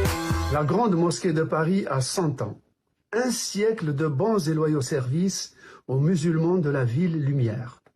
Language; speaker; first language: French; native; French